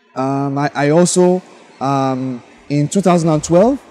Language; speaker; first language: English; non-native, local second language; Yoruba